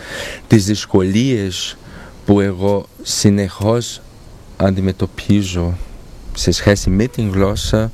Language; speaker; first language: Greek; non-native, learner; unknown